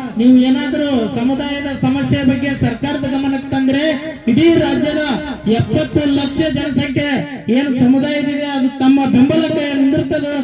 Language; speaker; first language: Kannada; native; Kannada